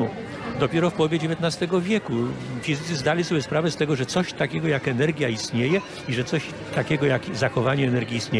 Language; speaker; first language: Polish; native; Polish